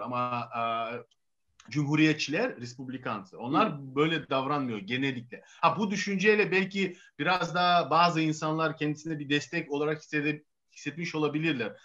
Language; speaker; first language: Turkish; non-native, fluent; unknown